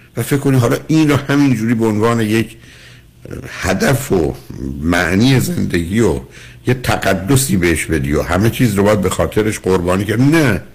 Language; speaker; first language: Persian; native; Persian